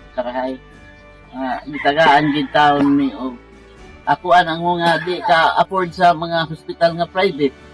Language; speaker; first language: Cebuano; native; Cebuano